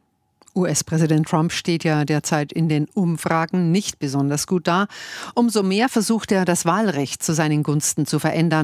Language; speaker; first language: German; native; German